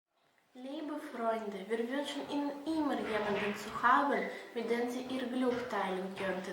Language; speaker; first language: German; non-native, fluent; Russian